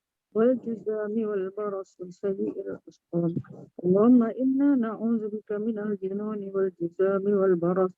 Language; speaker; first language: Arabic; non-native, fluent; Malay